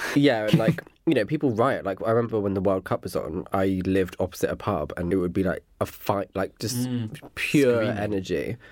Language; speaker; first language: English; native; English